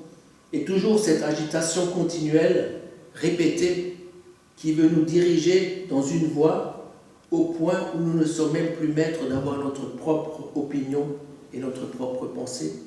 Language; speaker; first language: French; native; French